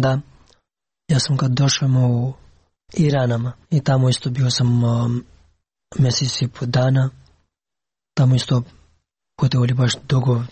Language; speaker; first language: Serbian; non-native, learner; Pashto